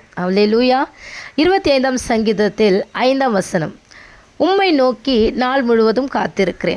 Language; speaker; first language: Tamil; native; Tamil